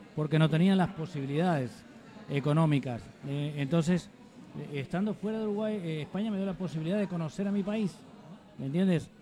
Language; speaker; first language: Spanish; native; Spanish